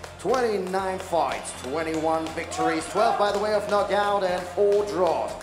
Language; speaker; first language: English; non-native, fluent; German